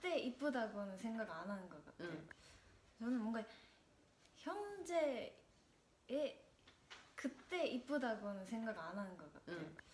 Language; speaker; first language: Korean; non-native, fluent; Japanese